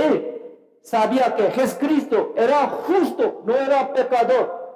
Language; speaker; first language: Spanish; non-native, fluent; Korean